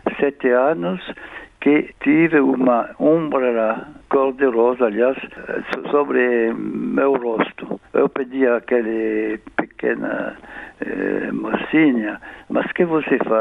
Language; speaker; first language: Portuguese; non-native, fluent; French